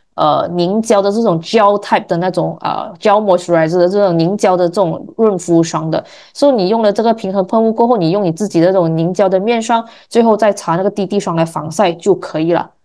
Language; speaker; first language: Chinese; native; Chinese